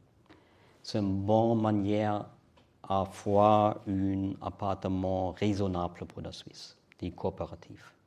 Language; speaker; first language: French; non-native, learner; German